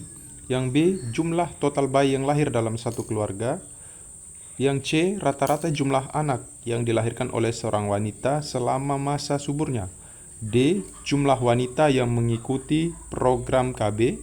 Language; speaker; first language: Indonesian; native; Indonesian